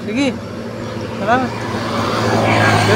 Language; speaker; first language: Filipino; native; Filipino